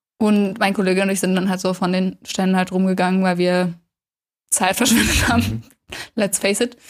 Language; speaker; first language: German; native; German